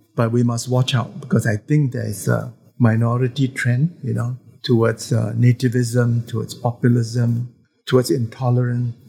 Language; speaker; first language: English; non-native, local second language; Chinese